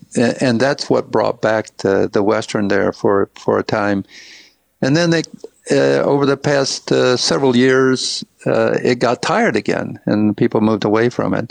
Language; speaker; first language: English; native; English